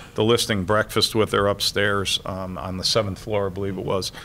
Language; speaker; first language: English; native; English